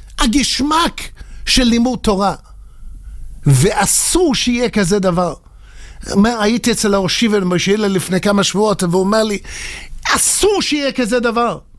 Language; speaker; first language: Hebrew; non-native, fluent; English